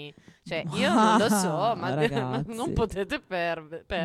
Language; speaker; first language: Italian; native; Italian